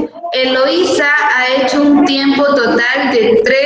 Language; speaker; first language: Spanish; native; Spanish